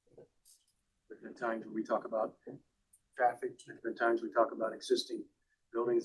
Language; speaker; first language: English; native; English